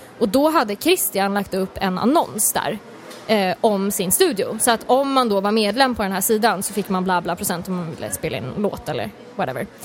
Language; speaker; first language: Swedish; native; Swedish